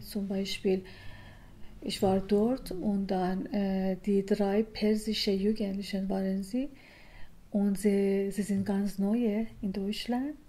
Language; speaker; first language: German; non-native, learner; Persian